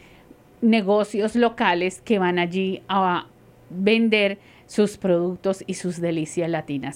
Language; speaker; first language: Spanish; native; Spanish